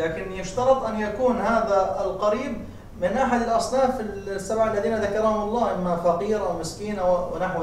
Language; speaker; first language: Arabic; native; Arabic